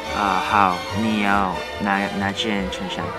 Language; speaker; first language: Chinese; non-native, learner; English